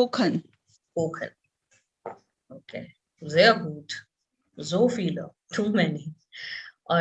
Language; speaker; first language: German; non-native, fluent; Hindi